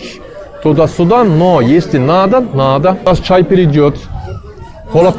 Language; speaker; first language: Russian; non-native, learner; Turkish